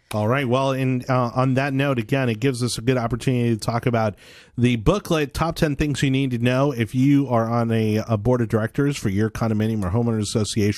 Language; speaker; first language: English; native; English